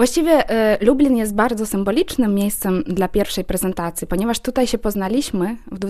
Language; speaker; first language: Polish; non-native, fluent; Ukrainian